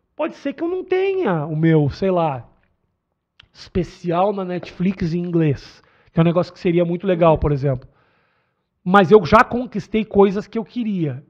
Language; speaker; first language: Portuguese; native; Portuguese